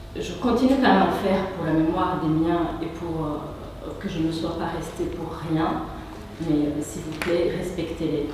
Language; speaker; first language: French; non-native, local second language; Kinyarwanda